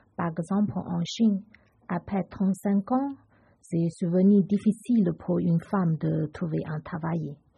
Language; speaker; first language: French; non-native, learner; Chinese